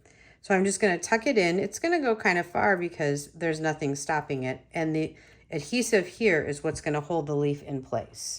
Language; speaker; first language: English; native; English